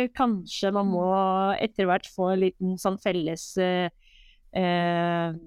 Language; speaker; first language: Norwegian; non-native, fluent; Arabic